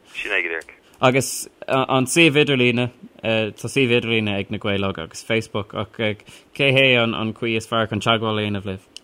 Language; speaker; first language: Irish; non-native, local second language; English